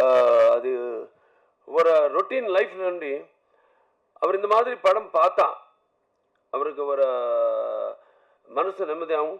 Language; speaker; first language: Tamil; non-native, learner; Telugu